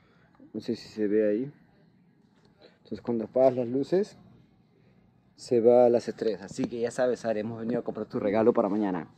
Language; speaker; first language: Spanish; native; Spanish